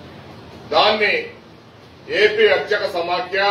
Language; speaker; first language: Telugu; native; Telugu